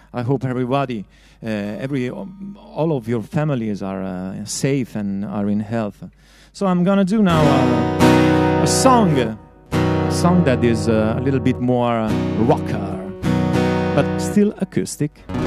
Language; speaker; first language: English; non-native, fluent; Italian